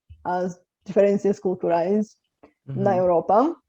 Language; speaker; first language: Portuguese; non-native, fluent; Bulgarian